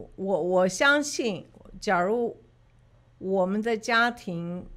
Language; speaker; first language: Chinese; early bilingual, other home language; English